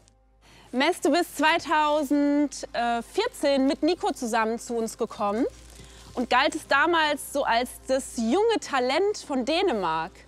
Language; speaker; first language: German; native; German